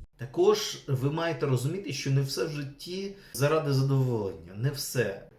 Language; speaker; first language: Ukrainian; non-native, local second language; Russian